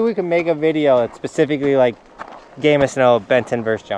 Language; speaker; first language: English; native; English